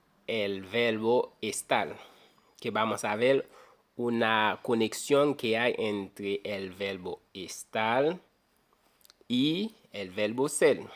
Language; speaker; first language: Spanish; non-native, fluent; Haitian Creole